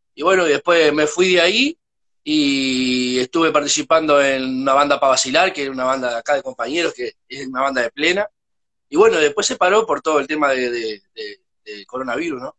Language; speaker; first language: Spanish; native; Spanish